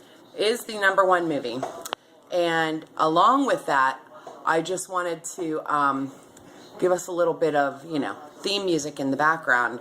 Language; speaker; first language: English; native; English